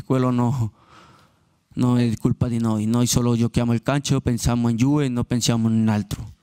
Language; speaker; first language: Italian; non-native, learner; Spanish